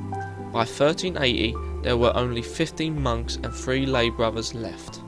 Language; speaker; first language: English; non-native, fluent; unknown